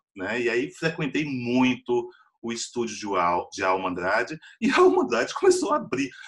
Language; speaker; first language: Portuguese; native; Portuguese